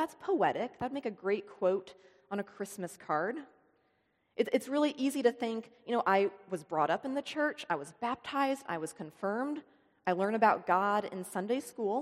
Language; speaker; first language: English; native; English